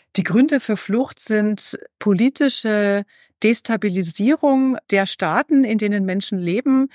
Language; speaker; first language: German; native; German